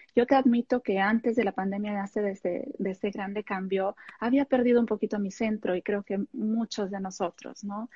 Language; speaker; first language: Spanish; non-native, fluent; Italian